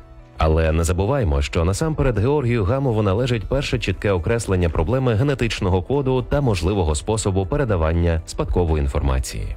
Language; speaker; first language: Ukrainian; native; Ukrainian